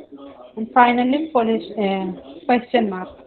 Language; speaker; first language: English; non-native, learner; Hindi